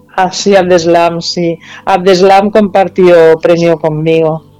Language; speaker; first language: Spanish; native; Spanish